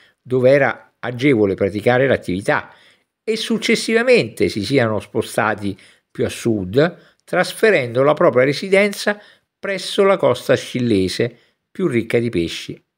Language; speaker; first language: Italian; native; Italian